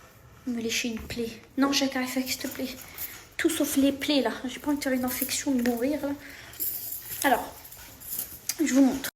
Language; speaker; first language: French; native; French